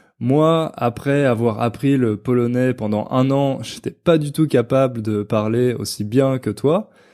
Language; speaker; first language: French; native; French